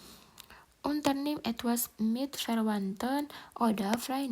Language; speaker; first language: German; non-native, learner; Indonesian